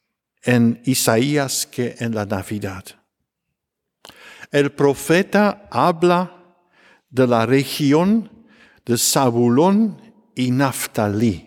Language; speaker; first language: Spanish; non-native, fluent; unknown